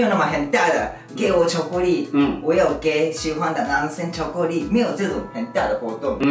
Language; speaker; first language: Chinese; non-native, learner; Japanese